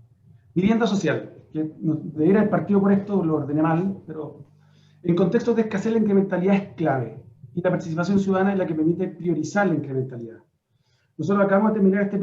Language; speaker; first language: Spanish; native; Spanish